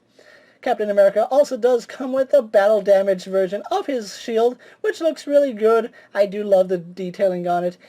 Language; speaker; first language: English; native; English